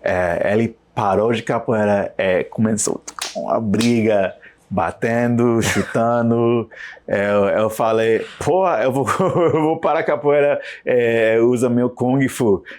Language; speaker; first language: Portuguese; non-native, learner; English